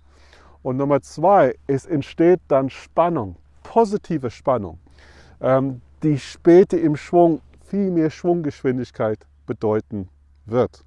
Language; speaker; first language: German; non-native, fluent; English